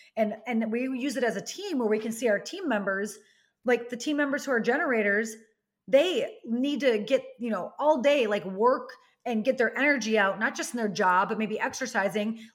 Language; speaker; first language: English; native; English